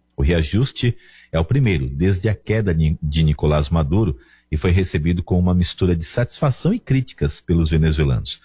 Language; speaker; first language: Portuguese; native; Portuguese